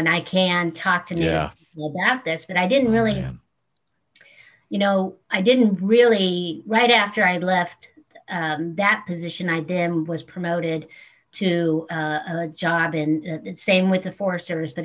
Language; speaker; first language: English; native; English